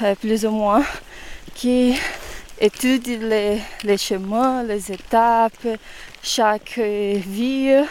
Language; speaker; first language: French; non-native, learner; Portuguese